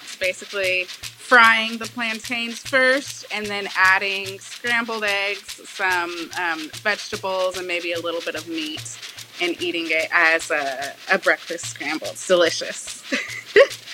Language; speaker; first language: English; native; English